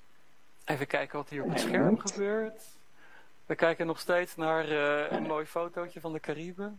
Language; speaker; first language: Dutch; native; Dutch